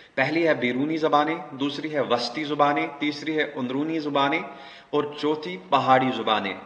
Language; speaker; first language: Urdu; non-native, local second language; Kashmiri